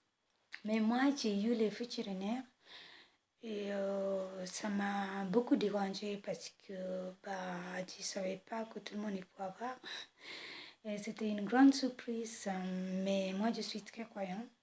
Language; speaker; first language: French; non-native, fluent; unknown